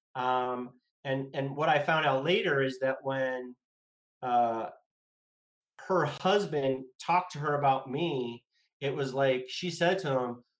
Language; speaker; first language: English; native; English